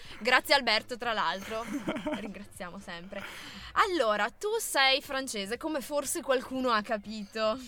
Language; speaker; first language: Italian; native; Italian